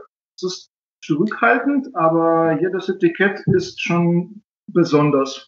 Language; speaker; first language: German; non-native, fluent; Russian